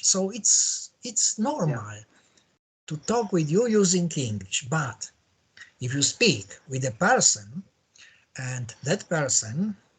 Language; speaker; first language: English; non-native, learner; Polish